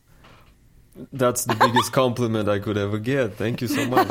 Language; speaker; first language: English; non-native, fluent; Russian